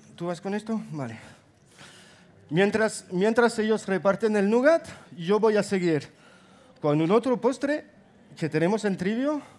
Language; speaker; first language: Spanish; non-native, fluent; German